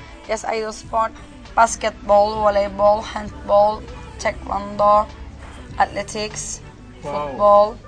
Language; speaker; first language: English; non-native, learner; Turkish